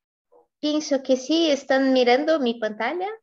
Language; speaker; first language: Spanish; non-native, fluent; Portuguese